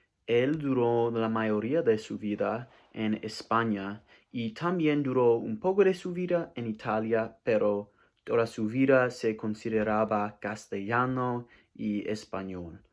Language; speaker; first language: Spanish; non-native, learner; English